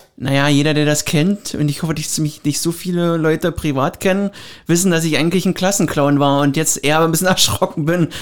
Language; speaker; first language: German; native; German